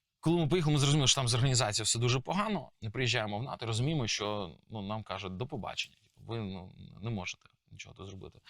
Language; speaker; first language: Ukrainian; native; Ukrainian